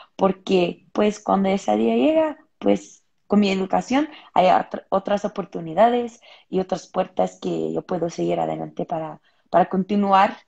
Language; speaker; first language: Spanish; early bilingual, heritage; Spanish